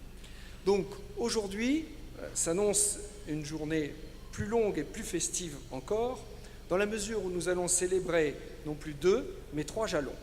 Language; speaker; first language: French; native; French